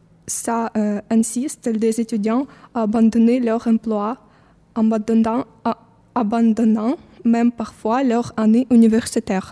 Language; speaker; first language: French; non-native, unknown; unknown